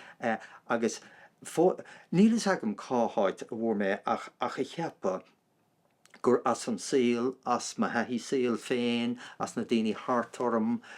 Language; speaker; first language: Irish; non-native, local second language; English